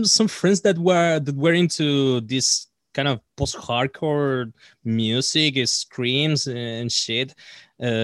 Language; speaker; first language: English; non-native, fluent; Spanish